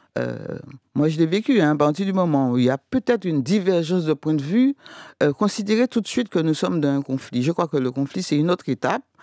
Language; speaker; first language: French; native; French